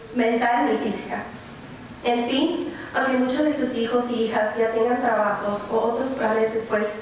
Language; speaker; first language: Spanish; early bilingual, other home language; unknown